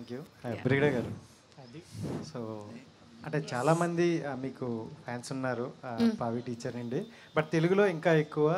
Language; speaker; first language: Telugu; native; Telugu